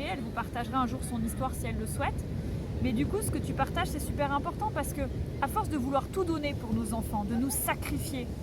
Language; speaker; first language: French; native; French